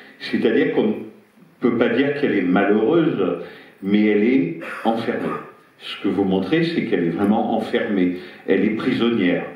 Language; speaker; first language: French; native; French